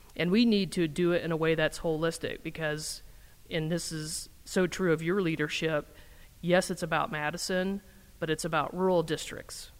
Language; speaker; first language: English; native; English